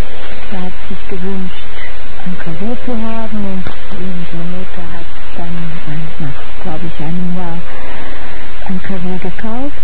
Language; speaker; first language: German; non-native, fluent; Portuguese